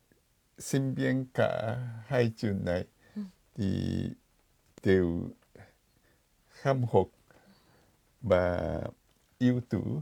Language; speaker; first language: Vietnamese; non-native, fluent; Japanese